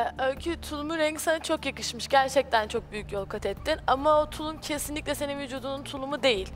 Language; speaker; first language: Turkish; native; Turkish